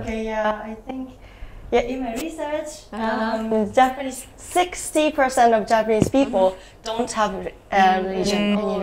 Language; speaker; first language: English; non-native, learner; Japanese